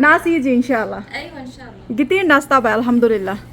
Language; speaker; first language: Arabic; non-native, learner; Bangla